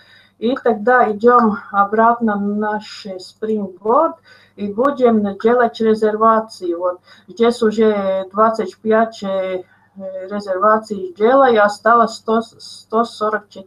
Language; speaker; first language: Russian; non-native, local second language; Latvian